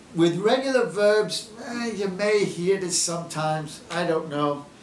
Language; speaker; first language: English; native; English